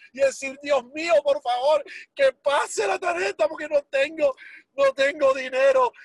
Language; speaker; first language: Spanish; early bilingual, heritage; Spanish